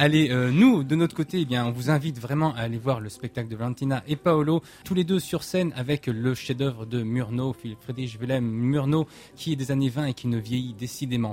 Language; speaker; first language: French; native; French